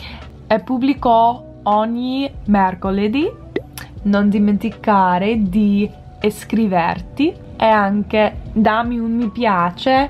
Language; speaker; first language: Italian; non-native, learner; English